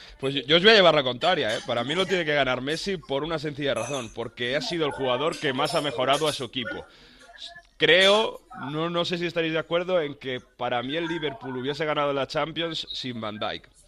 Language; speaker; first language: Spanish; native; Spanish